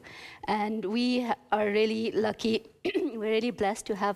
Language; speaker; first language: English; non-native, local second language; Urdu